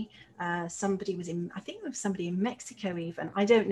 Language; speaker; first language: English; native; English